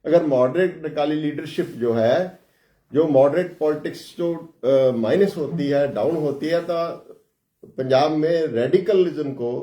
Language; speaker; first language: Hindi; non-native, local second language; Punjabi